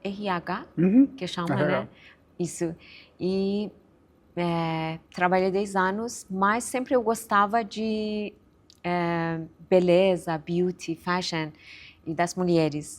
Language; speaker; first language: Portuguese; non-native, fluent; Persian